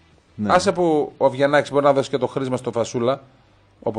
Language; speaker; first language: Greek; native; Greek